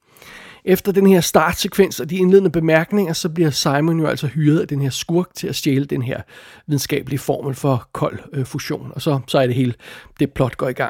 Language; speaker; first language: Danish; native; Danish